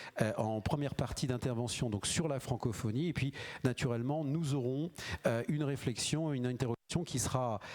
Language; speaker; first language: French; native; French